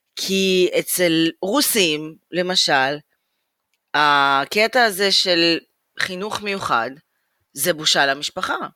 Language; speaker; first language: Hebrew; early bilingual, other home language; Russian